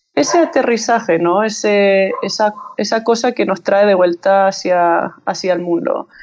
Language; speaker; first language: Spanish; early bilingual, heritage; English